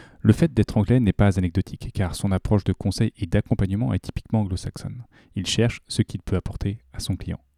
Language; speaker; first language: French; native; French